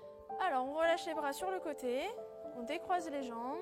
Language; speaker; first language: French; native; French